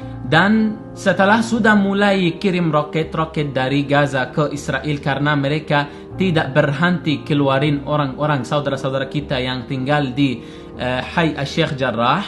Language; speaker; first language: Indonesian; non-native, fluent; Arabic